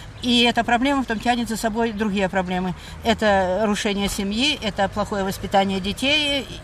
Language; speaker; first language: Russian; native; Russian